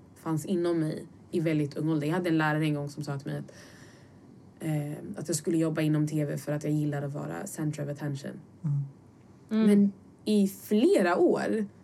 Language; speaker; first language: Swedish; early bilingual, other home language; Somali